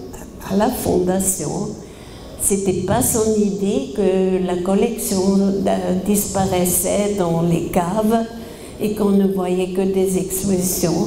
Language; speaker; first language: French; non-native, fluent; German